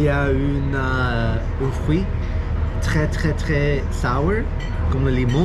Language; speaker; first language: French; non-native, learner; Spanish